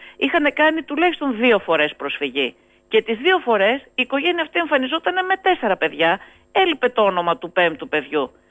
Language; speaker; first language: Greek; native; Greek